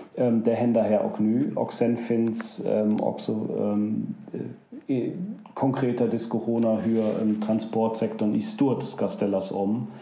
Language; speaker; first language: Swedish; non-native, fluent; German